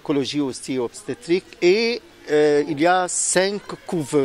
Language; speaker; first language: French; non-native, fluent; Arabic